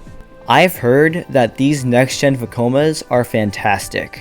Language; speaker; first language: English; native; English